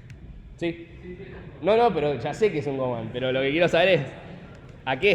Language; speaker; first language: Spanish; native; Spanish